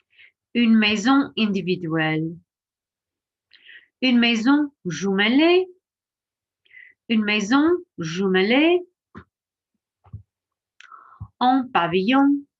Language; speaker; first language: French; non-native, fluent; English